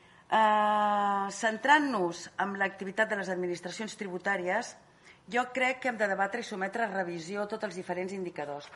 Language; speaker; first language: Catalan; native; Catalan